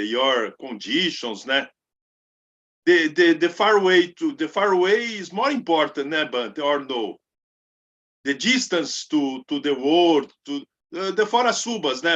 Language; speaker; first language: English; non-native, learner; Portuguese